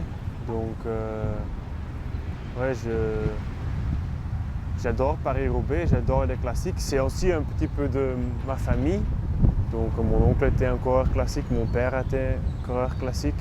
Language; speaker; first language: French; non-native, learner; Dutch